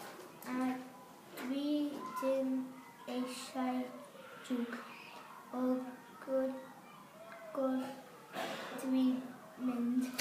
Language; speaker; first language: Welsh; non-native, local second language; English